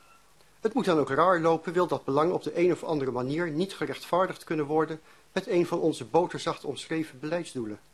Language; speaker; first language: Dutch; native; Dutch